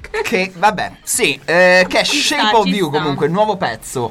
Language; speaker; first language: Italian; native; Italian